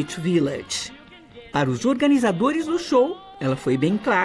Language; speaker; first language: Portuguese; native; Portuguese